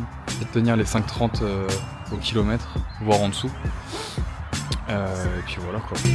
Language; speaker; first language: French; native; French